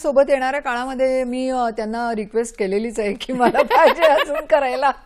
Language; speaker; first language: Marathi; native; Marathi